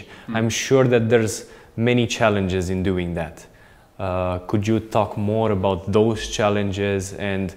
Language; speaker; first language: English; non-native, fluent; Romanian